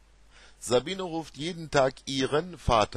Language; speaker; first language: German; non-native, fluent; Turkish